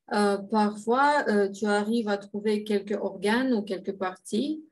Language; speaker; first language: French; non-native, fluent; Russian